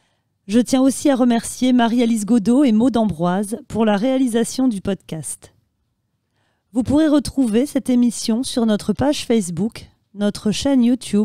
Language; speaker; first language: French; native; French